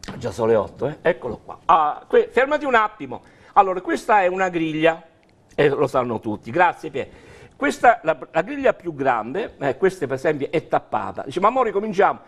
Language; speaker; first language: Italian; native; Italian